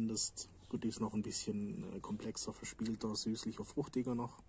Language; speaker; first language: German; native; German